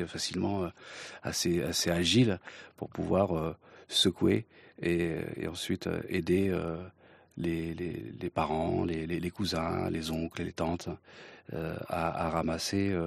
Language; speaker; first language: French; early bilingual, other home language; Kabyle